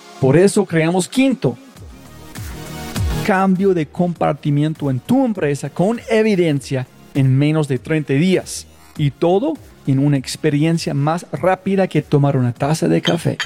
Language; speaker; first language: Spanish; non-native, fluent; English